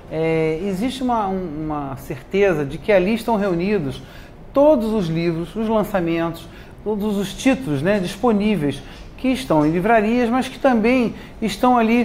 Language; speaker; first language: Portuguese; native; Portuguese